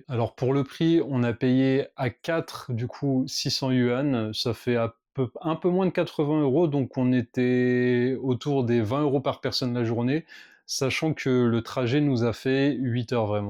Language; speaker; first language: French; native; French